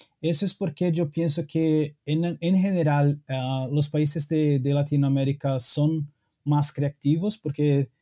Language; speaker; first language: Spanish; non-native, fluent; Portuguese